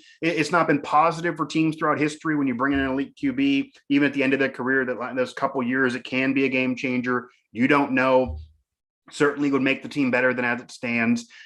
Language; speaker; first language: English; native; English